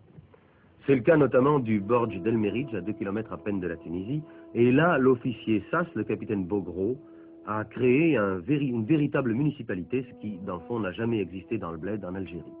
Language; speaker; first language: French; native; French